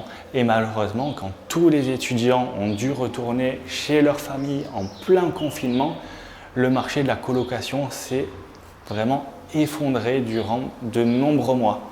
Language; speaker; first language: French; native; French